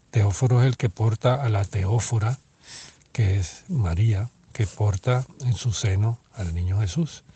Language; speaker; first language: Spanish; native; Spanish